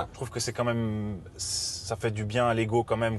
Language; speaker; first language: French; native; French